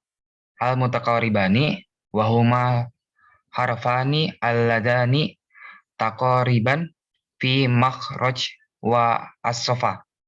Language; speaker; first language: Arabic; non-native, learner; Indonesian